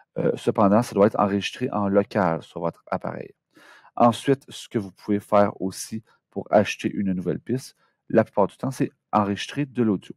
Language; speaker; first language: French; native; French